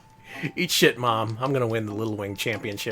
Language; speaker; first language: English; native; English